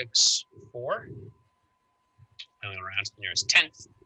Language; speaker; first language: English; native; English